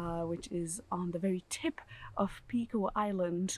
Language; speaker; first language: English; non-native, fluent; German